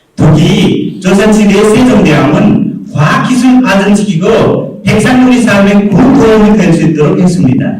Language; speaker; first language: Korean; non-native, fluent; Nepali